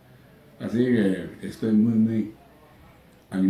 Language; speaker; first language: Spanish; non-native, learner; Japanese